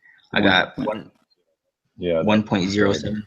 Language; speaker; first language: English; native; English